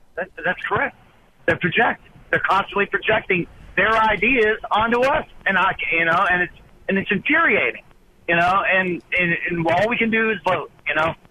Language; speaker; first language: English; native; English